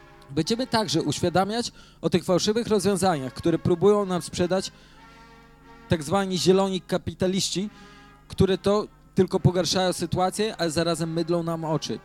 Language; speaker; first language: Polish; native; Polish